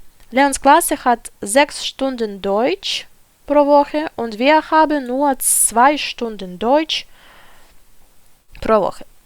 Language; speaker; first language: German; non-native, fluent; Ukrainian